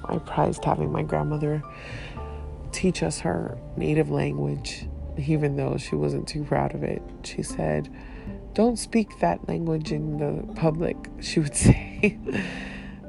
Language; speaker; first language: English; early bilingual, other home language; Haitian Creole